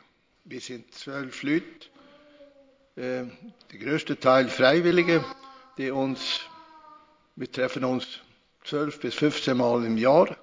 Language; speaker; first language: German; non-native, fluent; Swedish